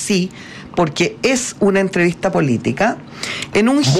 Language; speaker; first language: Spanish; native; Spanish